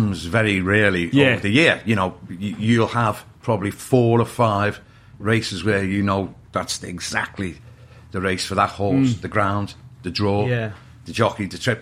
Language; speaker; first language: English; native; English